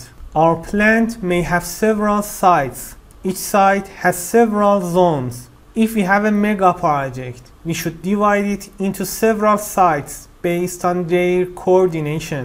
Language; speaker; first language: English; non-native, fluent; Persian